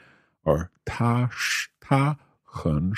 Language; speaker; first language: Chinese; non-native, learner; English